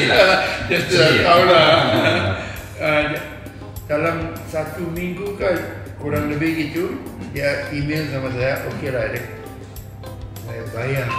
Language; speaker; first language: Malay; non-native, local second language; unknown